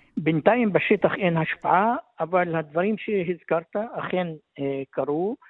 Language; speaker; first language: Hebrew; non-native, local second language; Arabic